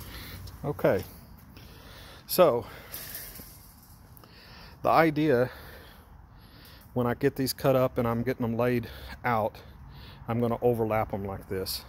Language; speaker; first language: English; native; English